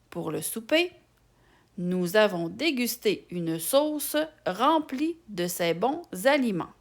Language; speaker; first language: French; native; French